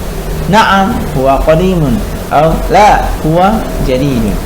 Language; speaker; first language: Arabic; non-native, fluent; Indonesian